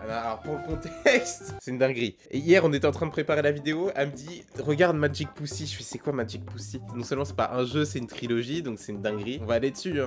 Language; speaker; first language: French; native; French